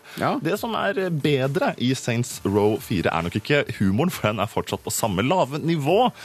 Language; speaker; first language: Norwegian; native; Norwegian